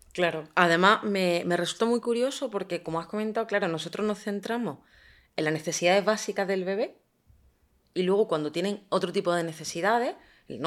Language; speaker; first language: Spanish; native; Spanish